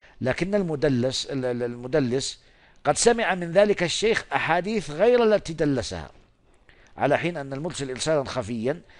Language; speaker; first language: Arabic; non-native, fluent; Oromo